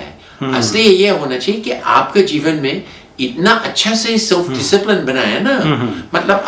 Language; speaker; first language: Hindi; non-native, fluent; English